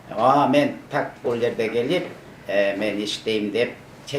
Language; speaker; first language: Kyrgyz; non-native, learner; Korean